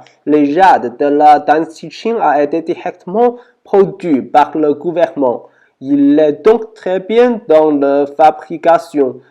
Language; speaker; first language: French; non-native, learner; Chinese